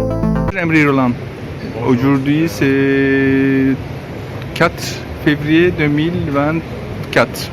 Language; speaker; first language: French; non-native, fluent; Turkish